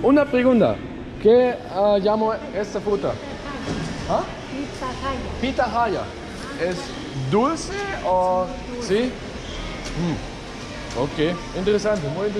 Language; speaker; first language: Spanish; non-native, learner; German